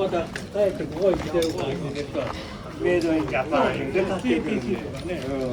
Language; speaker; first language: Japanese; native; Japanese